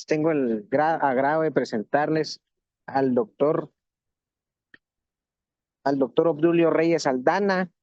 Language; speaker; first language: Spanish; native; Spanish